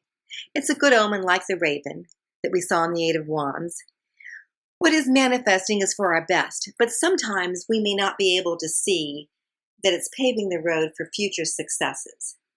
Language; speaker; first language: English; native; English